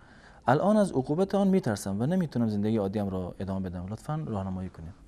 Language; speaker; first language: Persian; native; Persian